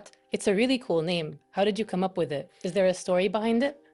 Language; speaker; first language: English; non-native, fluent; Arabic